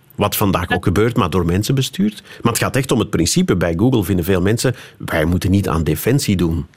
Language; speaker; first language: Dutch; native; Dutch